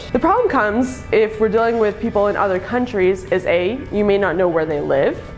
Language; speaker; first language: English; native; English